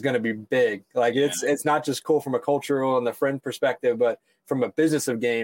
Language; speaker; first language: English; native; English